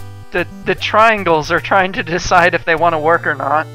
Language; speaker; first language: English; native; English